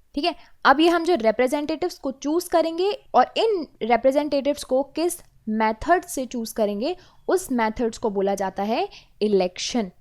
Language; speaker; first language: Hindi; native; Hindi